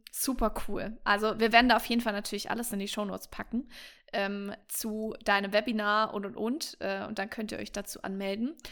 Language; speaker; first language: German; native; German